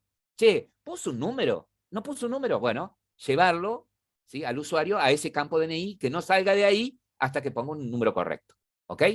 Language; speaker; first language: Spanish; native; Spanish